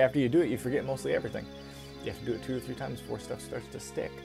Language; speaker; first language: English; native; English